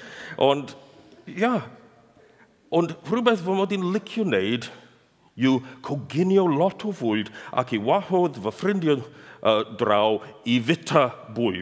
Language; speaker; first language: Welsh; non-native, fluent; English